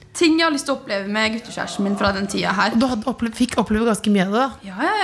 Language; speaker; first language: Norwegian; native; Norwegian